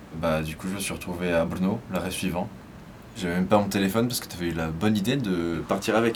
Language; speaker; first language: French; native; French